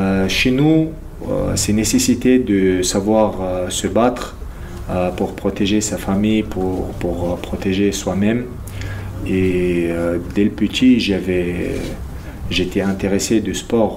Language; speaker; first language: French; non-native, learner; Chechen